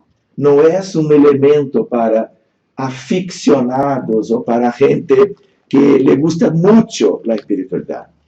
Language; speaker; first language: Spanish; non-native, fluent; Portuguese